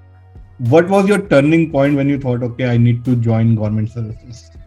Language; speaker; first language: English; non-native, local second language; Hindi